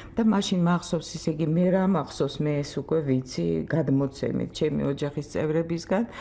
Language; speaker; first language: Georgian; non-native, fluent; Russian